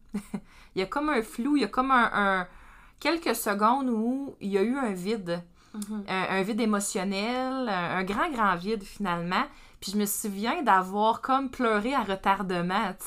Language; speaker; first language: French; native; French